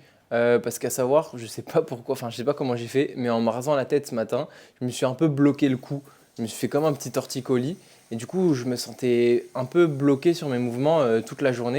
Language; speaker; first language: French; native; French